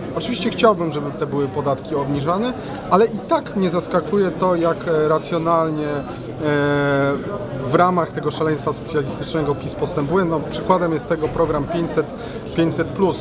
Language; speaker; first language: Polish; native; Polish